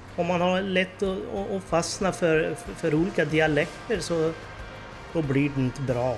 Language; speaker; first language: Swedish; native; Swedish